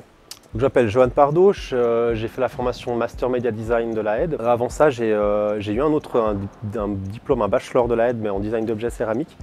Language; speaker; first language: French; native; French